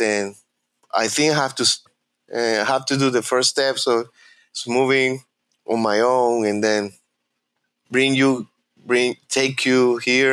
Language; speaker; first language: English; non-native, fluent; Spanish